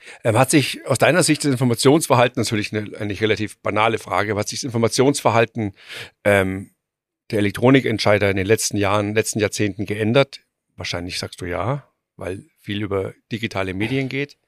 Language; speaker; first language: German; native; German